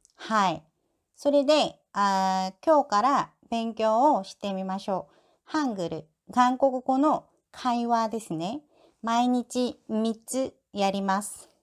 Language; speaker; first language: Japanese; non-native, learner; Korean